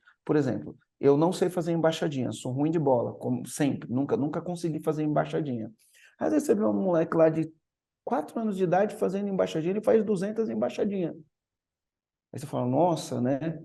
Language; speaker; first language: Portuguese; native; Portuguese